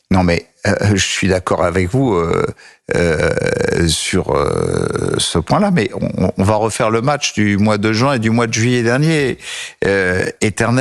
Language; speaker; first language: French; native; French